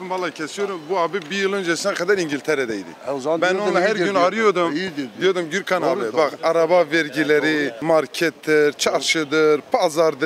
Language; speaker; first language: Turkish; native; Turkish